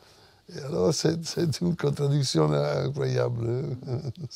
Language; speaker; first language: French; non-native, fluent; Italian